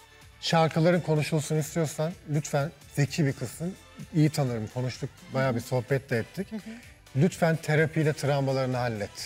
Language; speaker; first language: Turkish; native; Turkish